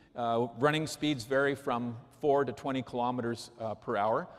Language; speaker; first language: English; native; English